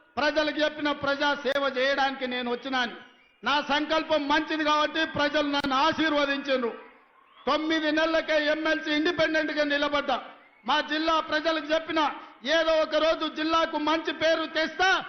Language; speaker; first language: Telugu; native; Telugu